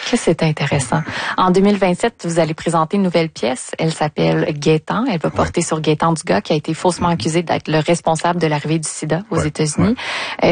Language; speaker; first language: French; native; French